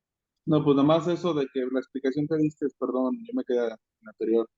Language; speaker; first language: Spanish; native; Spanish